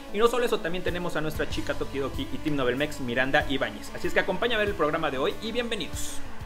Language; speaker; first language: Spanish; native; Spanish